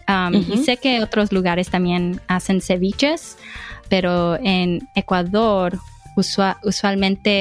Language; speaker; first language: Spanish; early bilingual, heritage; Spanish